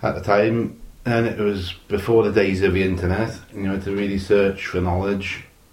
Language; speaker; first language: English; native; English